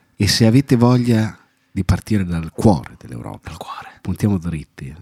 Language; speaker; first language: Italian; native; Italian